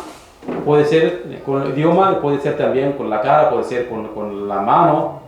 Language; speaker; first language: Spanish; non-native, fluent; Arabic